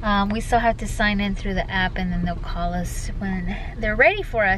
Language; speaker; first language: English; early bilingual, other home language; Spanish